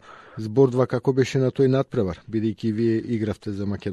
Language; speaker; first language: Macedonian; native; Macedonian